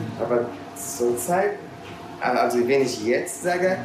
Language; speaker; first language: German; non-native, learner; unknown